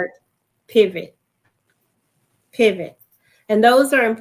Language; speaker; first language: English; native; English